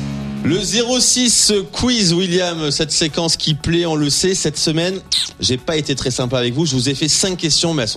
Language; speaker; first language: French; native; French